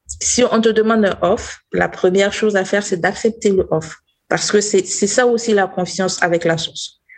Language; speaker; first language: French; non-native, local second language; Mossi